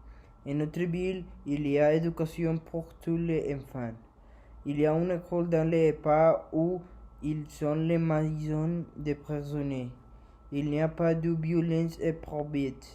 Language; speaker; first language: French; non-native, learner; Spanish